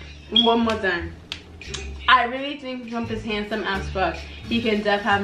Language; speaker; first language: English; native; English